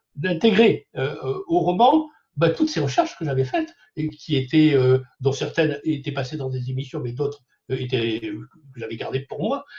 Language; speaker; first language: French; native; French